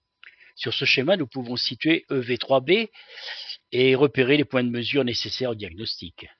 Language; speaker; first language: French; native; French